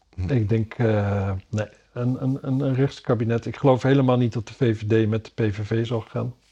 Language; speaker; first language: Dutch; native; Dutch